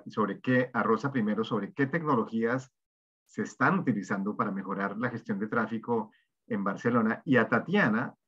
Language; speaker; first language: Spanish; native; Spanish